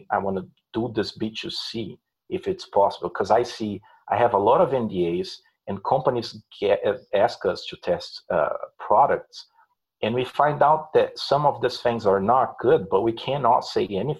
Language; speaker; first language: English; non-native, fluent; Portuguese